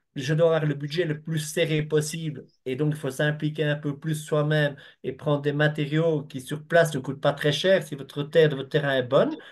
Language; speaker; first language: French; native; French